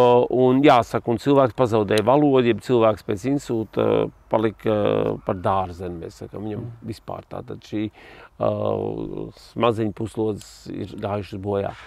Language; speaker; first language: Latvian; native; Latvian